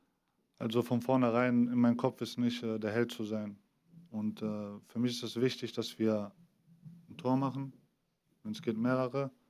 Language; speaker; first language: German; early bilingual, other home language; Greek